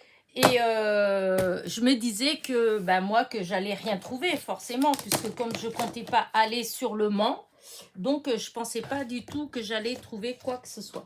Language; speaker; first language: French; native; French